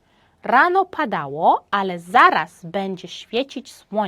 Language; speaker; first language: Polish; non-native, fluent; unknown